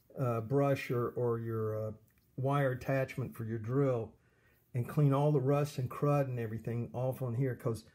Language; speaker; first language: English; native; English